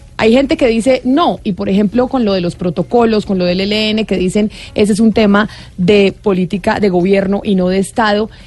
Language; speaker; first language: Spanish; native; Spanish